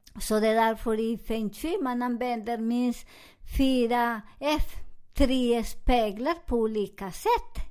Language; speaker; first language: Swedish; non-native, learner; Spanish